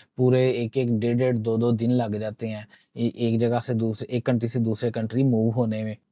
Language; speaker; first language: Urdu; non-native, local second language; Punjabi